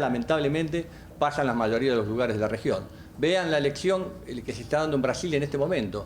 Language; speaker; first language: Spanish; native; Spanish